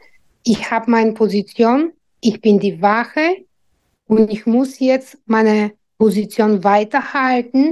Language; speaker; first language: German; non-native, fluent; Bulgarian